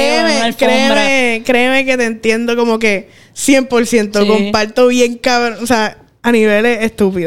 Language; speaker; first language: Spanish; native; Spanish